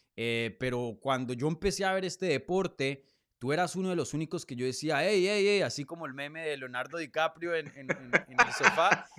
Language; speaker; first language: Spanish; native; Spanish